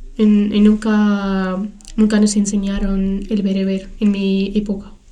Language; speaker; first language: Spanish; early bilingual, other home language; Tachelhit